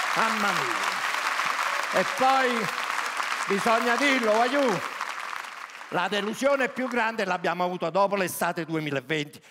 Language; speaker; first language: Italian; native; Italian